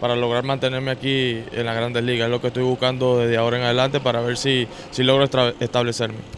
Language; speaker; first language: Spanish; native; Spanish